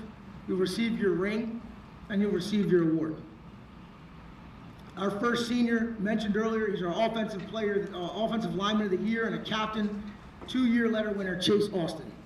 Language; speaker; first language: English; native; English